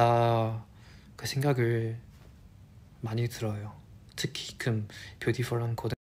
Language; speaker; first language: Korean; non-native, fluent; Chinese